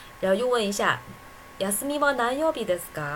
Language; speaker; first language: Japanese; non-native, fluent; Chinese